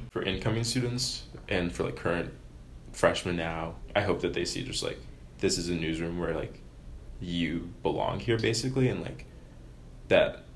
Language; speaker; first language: English; native; English